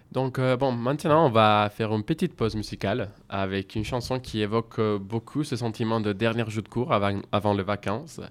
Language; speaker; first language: French; non-native, fluent; Spanish